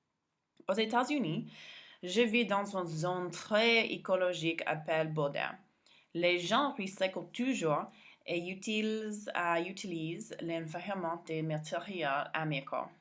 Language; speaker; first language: French; non-native, learner; English